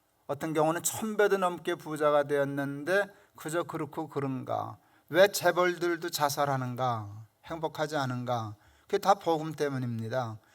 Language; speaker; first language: Korean; native; Korean